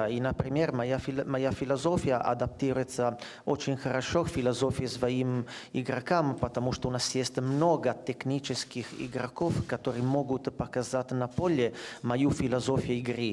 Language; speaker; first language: Russian; non-native, fluent; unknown